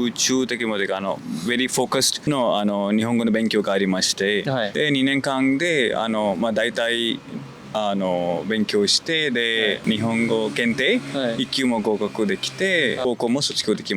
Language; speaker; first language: Japanese; non-native, fluent; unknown